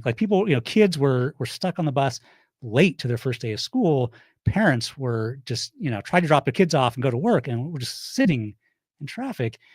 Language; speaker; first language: English; native; English